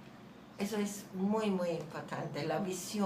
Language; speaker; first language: Spanish; non-native, fluent; German